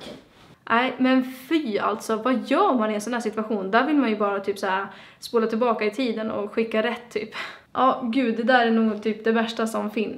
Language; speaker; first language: Swedish; native; Swedish